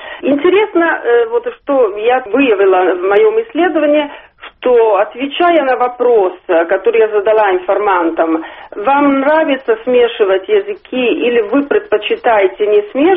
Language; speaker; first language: Russian; non-native, fluent; Italian